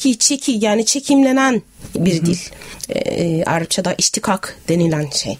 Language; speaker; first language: Turkish; non-native, fluent; Arabic